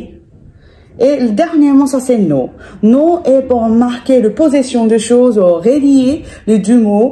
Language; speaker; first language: French; non-native, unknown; Japanese